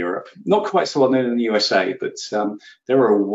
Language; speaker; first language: English; native; English